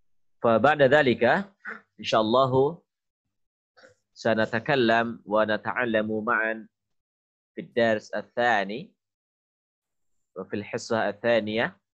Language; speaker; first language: Arabic; non-native, fluent; Indonesian